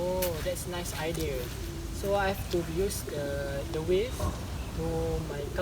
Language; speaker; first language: English; non-native, learner; Malay